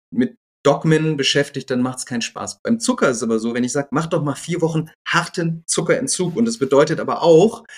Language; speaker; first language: German; native; German